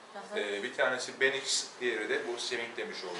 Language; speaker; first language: Turkish; native; Turkish